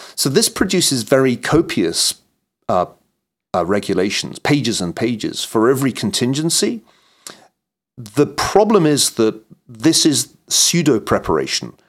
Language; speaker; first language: English; native; English